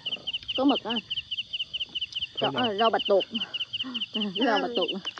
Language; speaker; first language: Vietnamese; native; Vietnamese